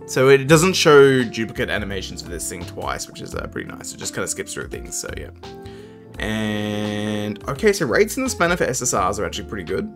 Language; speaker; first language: English; native; English